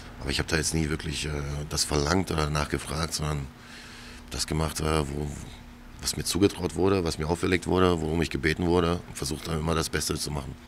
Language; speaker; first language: German; early bilingual, other home language; Croatian